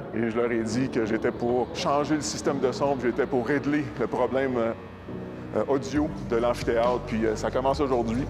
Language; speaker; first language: French; native; French